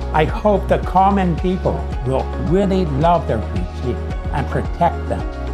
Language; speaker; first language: English; native; English